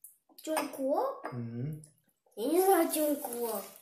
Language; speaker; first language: Russian; early bilingual, other home language; Vietnamese